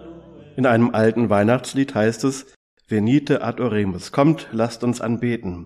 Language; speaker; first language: German; native; German